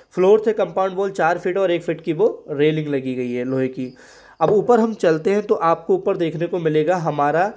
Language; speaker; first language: Hindi; native; Hindi